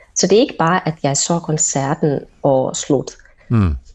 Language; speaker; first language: Danish; non-native, fluent; Russian